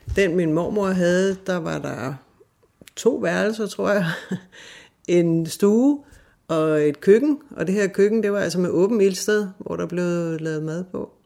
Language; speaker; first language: Danish; native; Danish